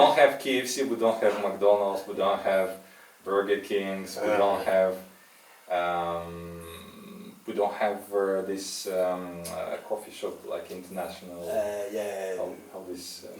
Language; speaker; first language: English; non-native, fluent; Russian